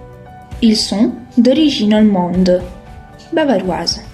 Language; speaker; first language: French; non-native, learner; Italian